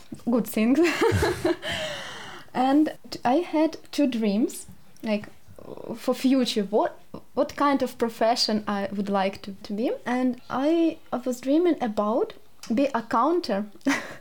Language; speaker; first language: English; non-native, learner; Ukrainian